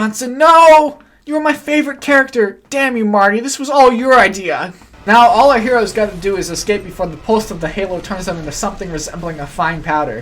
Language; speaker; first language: English; native; English